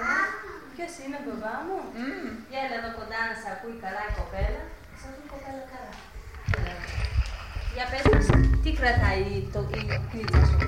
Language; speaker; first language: Greek; native; Greek